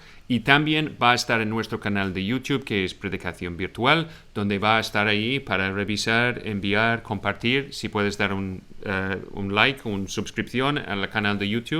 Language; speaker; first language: Spanish; non-native, fluent; English